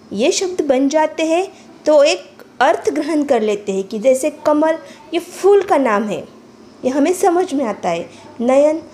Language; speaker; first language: Hindi; non-native, local second language; Marathi